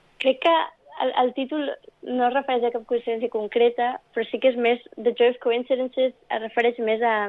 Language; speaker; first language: Catalan; early bilingual, other home language; English